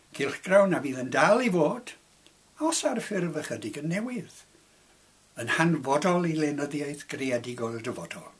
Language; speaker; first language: Welsh; non-native, local second language; English